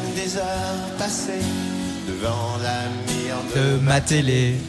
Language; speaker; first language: French; native; French